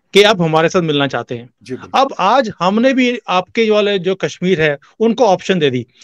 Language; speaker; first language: Hindi; native; Hindi